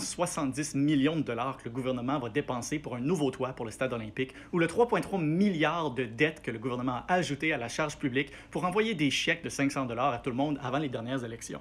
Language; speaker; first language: French; native; French